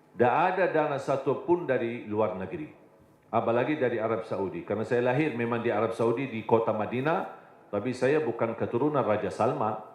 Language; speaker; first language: Indonesian; non-native, fluent; Arabic